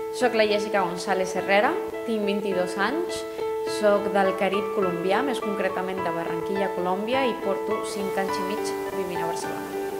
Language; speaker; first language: Catalan; non-native, fluent; Spanish